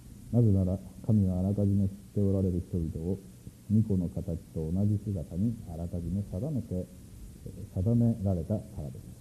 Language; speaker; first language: Japanese; native; Japanese